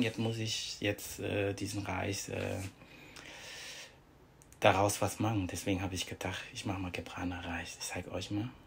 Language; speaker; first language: German; non-native, learner; Vietnamese